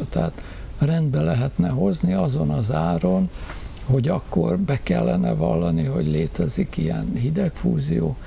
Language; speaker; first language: Hungarian; native; Hungarian